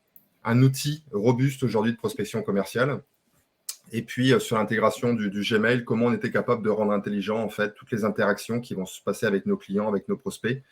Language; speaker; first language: French; native; French